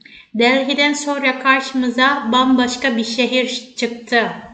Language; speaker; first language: Turkish; non-native, fluent; Indonesian